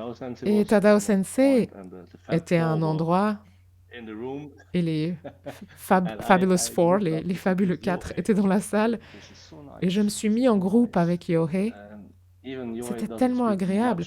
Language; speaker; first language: French; non-native, fluent; German